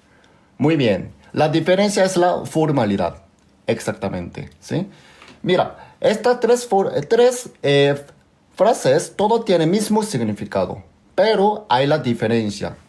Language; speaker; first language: Spanish; non-native, fluent; Korean